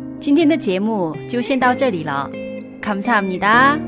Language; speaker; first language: Chinese; non-native, fluent; Korean